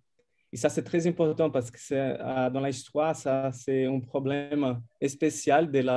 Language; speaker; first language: French; non-native, fluent; Portuguese